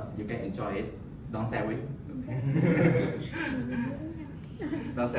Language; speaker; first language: English; non-native, learner; Vietnamese